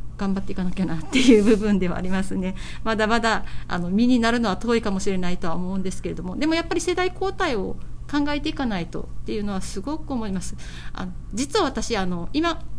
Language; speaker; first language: Japanese; native; Japanese